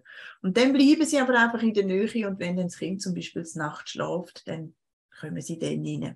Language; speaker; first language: German; native; German